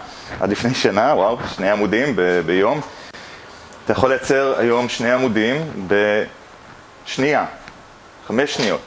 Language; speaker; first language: Hebrew; native; Hebrew